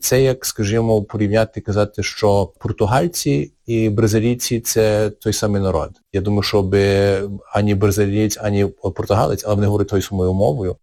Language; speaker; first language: Ukrainian; early bilingual, heritage; Ukrainian